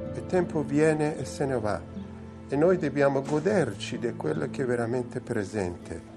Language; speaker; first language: Italian; non-native, fluent; Persian